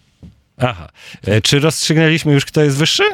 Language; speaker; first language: Polish; native; Polish